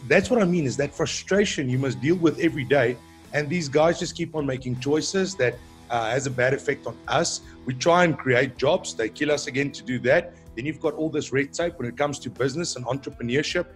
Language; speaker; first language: English; non-native, local second language; Afrikaans